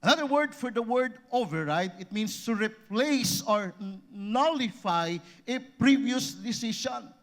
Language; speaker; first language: English; non-native, local second language; Filipino